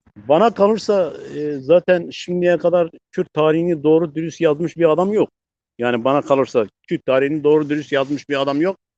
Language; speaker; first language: Turkish; non-native, local second language; Zaza